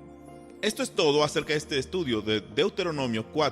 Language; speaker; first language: Spanish; native; Spanish